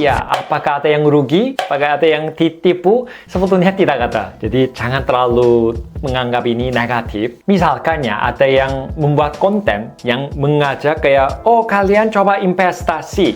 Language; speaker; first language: Indonesian; non-native, fluent; Korean